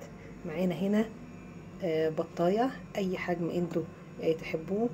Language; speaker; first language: Arabic; native; Arabic